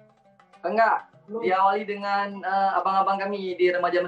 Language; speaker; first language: Indonesian; non-native, local second language; Achinese